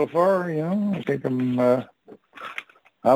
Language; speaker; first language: English; native; English